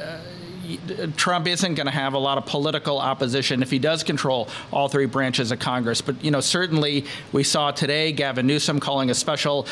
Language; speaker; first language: English; native; English